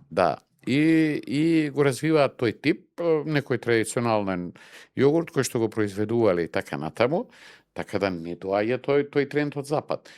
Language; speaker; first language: Macedonian; native; Macedonian